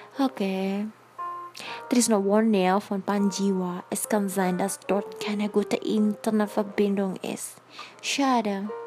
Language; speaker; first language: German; non-native, fluent; Indonesian